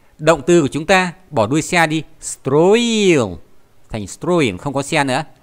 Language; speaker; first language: Vietnamese; native; Vietnamese